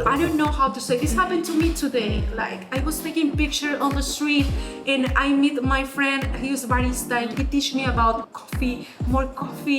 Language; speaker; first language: English; non-native, fluent; Spanish